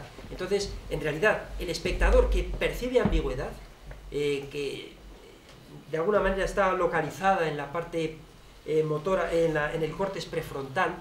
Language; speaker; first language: Spanish; native; Spanish